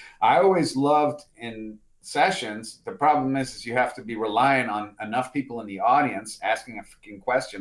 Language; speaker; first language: English; native; English